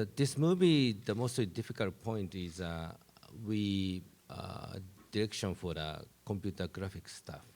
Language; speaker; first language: English; non-native, learner; Japanese